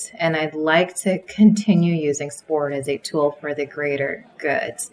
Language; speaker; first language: English; native; English